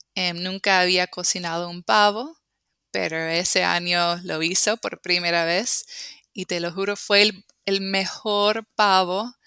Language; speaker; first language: Spanish; non-native, fluent; English